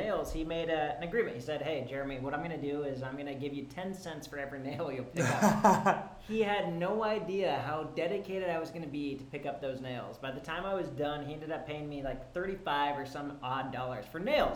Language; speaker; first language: English; native; English